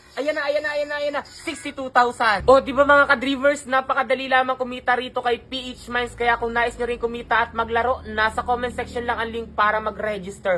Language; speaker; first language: Filipino; native; Filipino